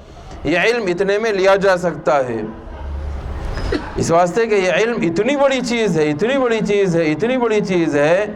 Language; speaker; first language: Urdu; native; Urdu